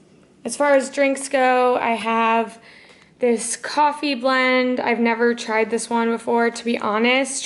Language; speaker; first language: English; native; English